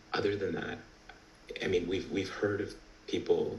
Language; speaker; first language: English; native; English